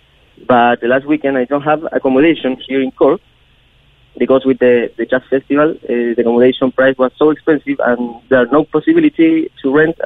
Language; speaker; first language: English; non-native, learner; Spanish